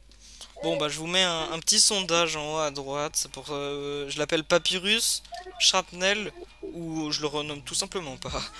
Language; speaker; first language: French; native; French